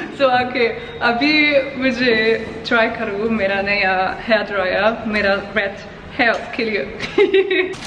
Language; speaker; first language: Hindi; non-native, learner; German